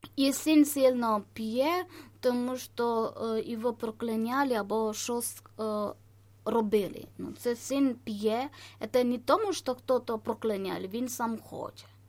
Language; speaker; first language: Ukrainian; non-native, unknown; Malayalam